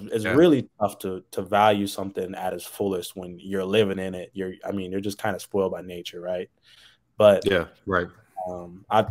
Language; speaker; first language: English; native; English